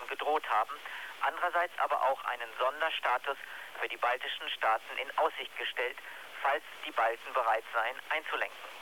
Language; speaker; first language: German; native; German